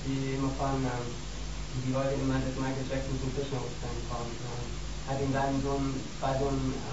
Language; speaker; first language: German; native; German